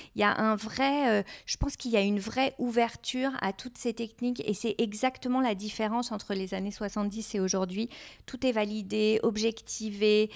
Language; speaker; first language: French; native; French